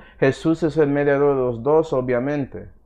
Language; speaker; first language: Spanish; early bilingual, heritage; Spanish